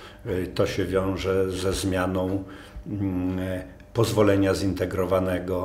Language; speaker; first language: Polish; native; Polish